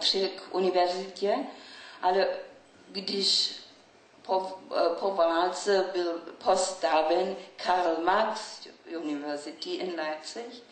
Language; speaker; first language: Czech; non-native, learner; German